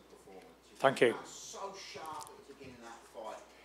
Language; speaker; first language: English; native; English